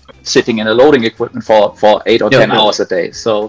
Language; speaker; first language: English; non-native, fluent; German